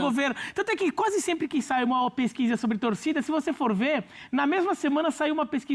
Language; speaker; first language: Portuguese; native; Portuguese